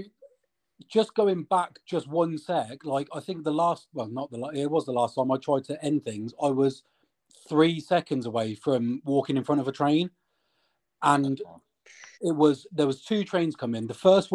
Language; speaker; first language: English; native; English